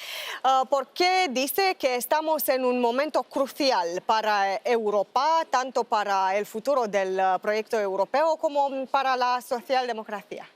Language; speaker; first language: Spanish; non-native, fluent; Romanian